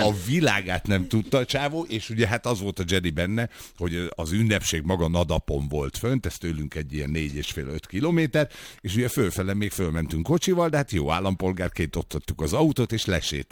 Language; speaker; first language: Hungarian; native; Hungarian